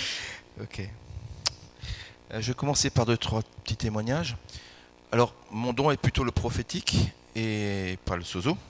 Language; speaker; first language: French; native; French